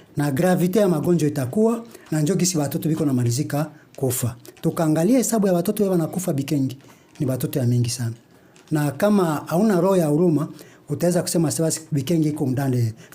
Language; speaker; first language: Swahili; native; Swahili